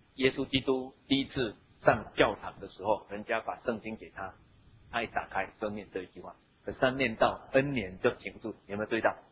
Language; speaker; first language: Chinese; native; Chinese